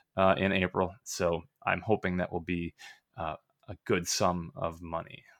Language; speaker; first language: English; native; English